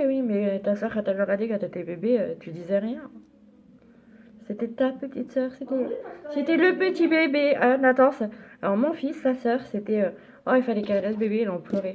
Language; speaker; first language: French; native; French